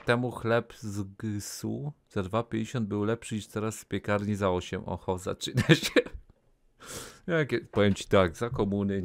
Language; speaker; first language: Polish; native; Polish